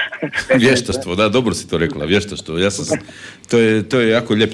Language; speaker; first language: Serbian; native; Serbian